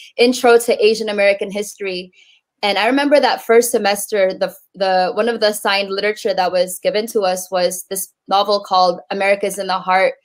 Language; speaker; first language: English; native; English